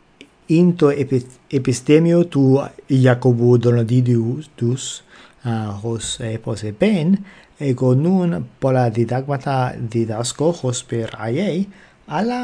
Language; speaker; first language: Greek; non-native, fluent; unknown